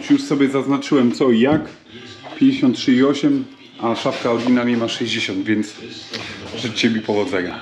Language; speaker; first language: Polish; native; Polish